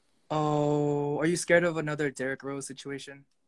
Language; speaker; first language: English; early bilingual, other home language; Korean